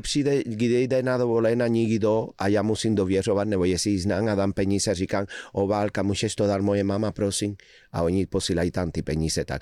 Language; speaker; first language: Czech; non-native, fluent; Spanish